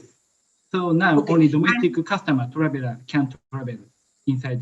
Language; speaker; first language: English; non-native, learner; Japanese